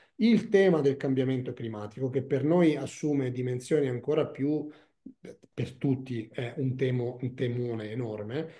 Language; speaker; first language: Italian; native; Italian